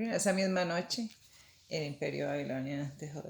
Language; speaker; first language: Spanish; native; Spanish